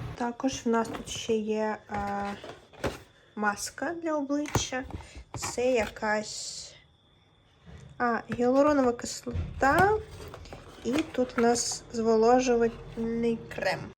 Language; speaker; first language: Ukrainian; non-native, local second language; Russian